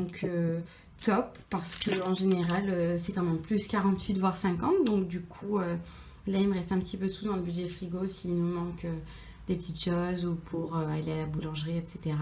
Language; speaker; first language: French; native; French